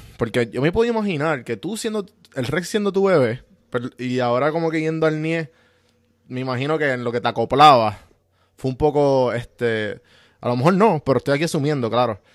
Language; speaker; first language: Spanish; native; Spanish